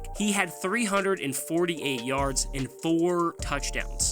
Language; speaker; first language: English; native; English